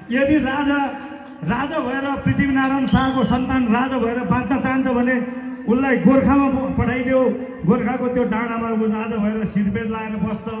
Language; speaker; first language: Nepali; non-native, local second language; Eastern Tamang